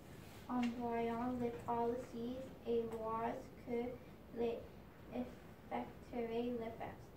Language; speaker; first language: French; non-native, learner; English